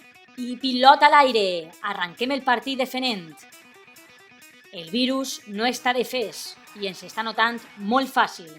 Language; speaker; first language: Catalan; native; Catalan